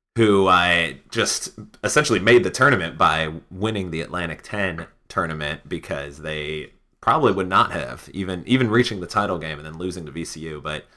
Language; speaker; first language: English; native; English